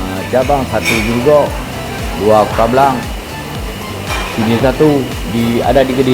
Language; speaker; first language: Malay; non-native, local second language; Achinese